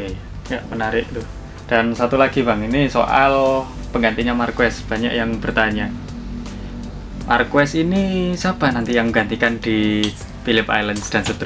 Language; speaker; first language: Indonesian; native; Indonesian